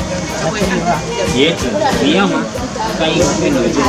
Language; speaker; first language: Chinese; non-native, local second language; Min Nan Chinese